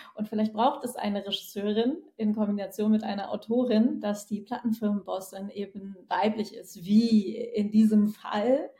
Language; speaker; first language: German; native; German